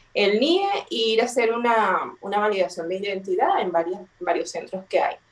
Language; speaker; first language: Spanish; native; Spanish